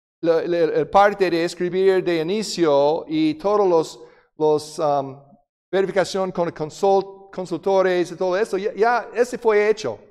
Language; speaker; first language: Spanish; non-native, fluent; English